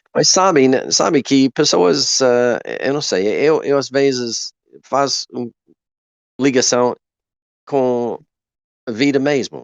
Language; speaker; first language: Portuguese; non-native, learner; English